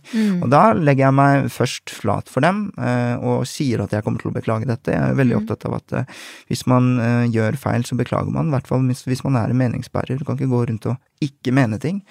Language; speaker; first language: Norwegian; early bilingual, other home language; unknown